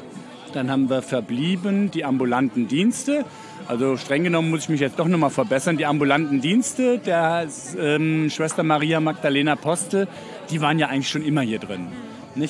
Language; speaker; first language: German; native; German